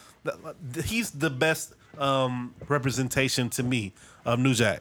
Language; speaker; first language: English; native; English